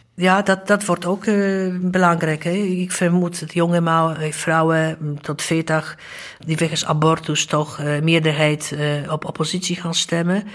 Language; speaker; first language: Dutch; non-native, fluent; Polish